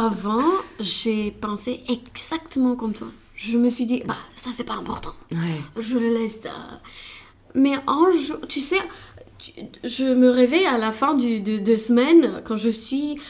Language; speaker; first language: French; non-native, learner; Romanian